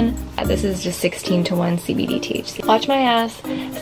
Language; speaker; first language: English; native; English